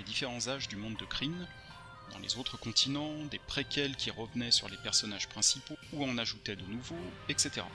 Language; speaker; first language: French; native; French